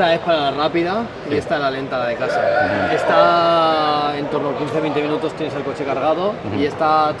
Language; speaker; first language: Spanish; native; Spanish